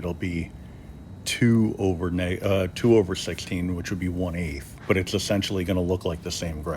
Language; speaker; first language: English; native; English